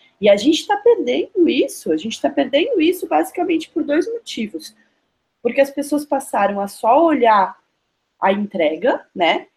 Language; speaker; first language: Portuguese; native; Portuguese